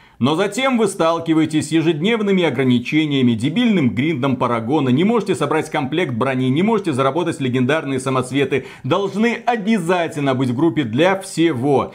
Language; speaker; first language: Russian; native; Russian